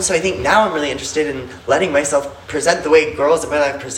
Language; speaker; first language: English; native; English